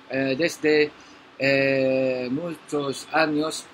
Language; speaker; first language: Spanish; non-native, learner; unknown